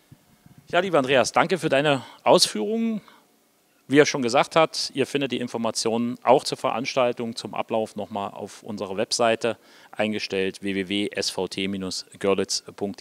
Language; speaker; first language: German; native; German